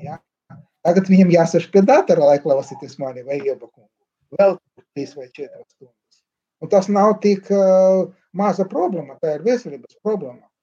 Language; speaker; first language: Latvian; non-native, local second language; Russian